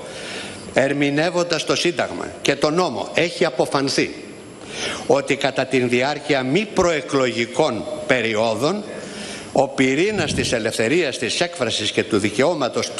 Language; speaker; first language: Greek; native; Greek